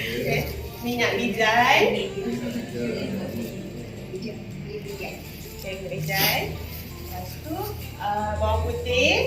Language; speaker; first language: Malay; native; Malay